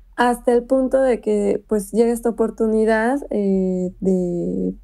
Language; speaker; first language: Spanish; native; Spanish